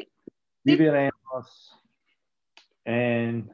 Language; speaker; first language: Spanish; non-native, learner; English